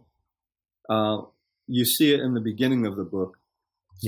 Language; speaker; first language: English; native; English